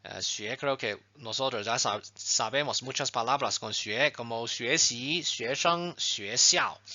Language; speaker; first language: Spanish; non-native, fluent; Chinese